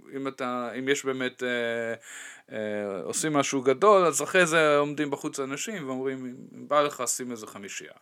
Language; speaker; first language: Hebrew; non-native, fluent; German